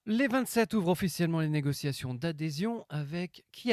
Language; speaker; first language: French; native; French